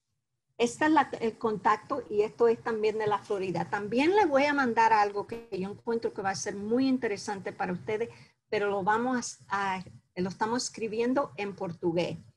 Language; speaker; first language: Spanish; early bilingual, heritage; Spanish